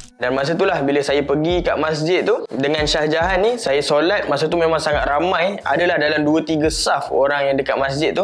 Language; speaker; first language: Malay; native; Malay